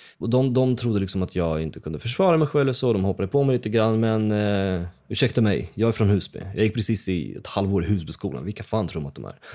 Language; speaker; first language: Swedish; early bilingual, other home language; Russian